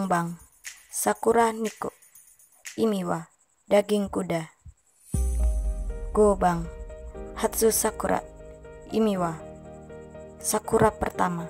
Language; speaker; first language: Japanese; non-native, learner; Indonesian